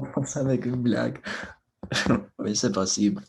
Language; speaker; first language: French; non-native, learner; English